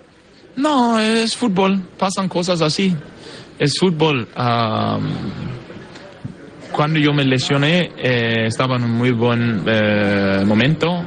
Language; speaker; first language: Spanish; non-native, fluent; Portuguese